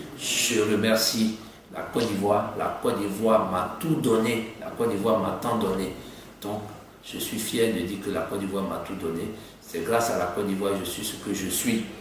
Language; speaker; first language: French; native; French